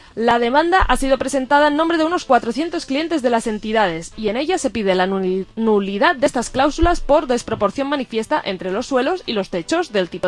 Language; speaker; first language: Spanish; non-native, local second language; Catalan